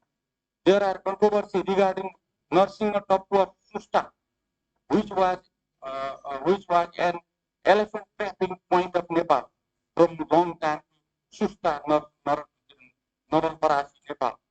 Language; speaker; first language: English; non-native, fluent; Nepali